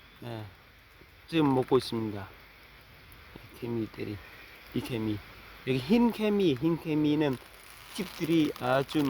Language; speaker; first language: Korean; non-native, fluent; Khmer